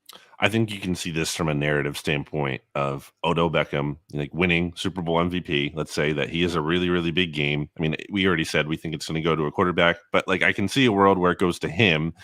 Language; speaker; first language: English; native; English